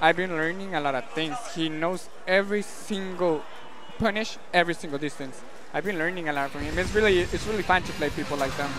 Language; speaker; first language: English; non-native, learner; Spanish